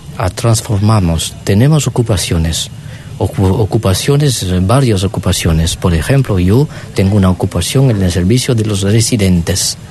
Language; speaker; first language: Spanish; non-native, learner; French